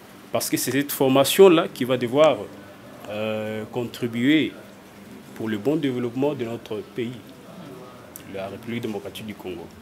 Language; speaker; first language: French; non-native, local second language; Lingala